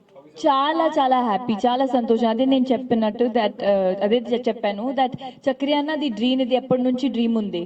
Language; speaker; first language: Telugu; non-native, local second language; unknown